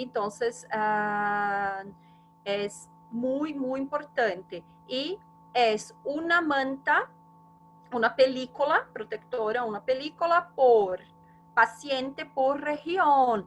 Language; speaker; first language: Spanish; non-native, fluent; Portuguese